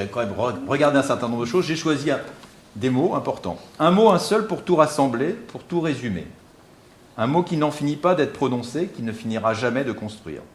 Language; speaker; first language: French; native; French